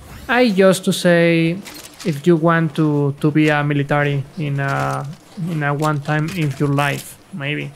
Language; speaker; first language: English; non-native, learner; Spanish